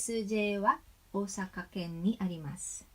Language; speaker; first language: Japanese; non-native, learner; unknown